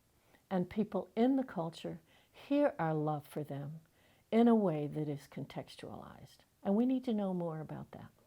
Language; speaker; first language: English; native; English